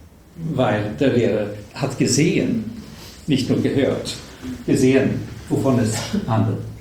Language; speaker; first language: German; non-native, learner; Swedish